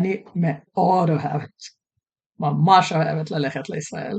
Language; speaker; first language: Hebrew; native; Hebrew